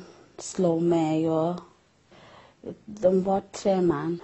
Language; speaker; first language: Swedish; non-native, learner; Persian